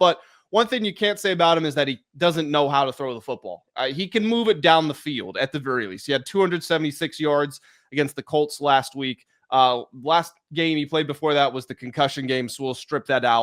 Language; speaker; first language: English; native; English